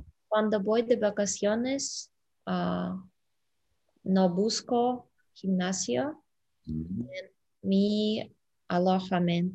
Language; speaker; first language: Spanish; non-native, learner; English